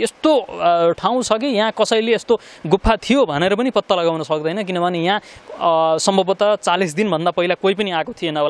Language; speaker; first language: Nepali; native; Nepali